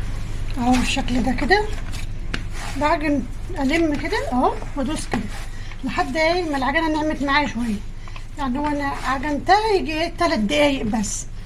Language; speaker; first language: Arabic; native; Arabic